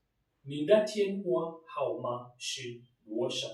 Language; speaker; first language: Chinese; non-native, fluent; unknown